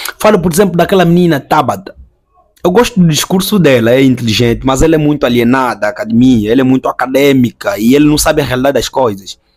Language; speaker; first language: Portuguese; native; Portuguese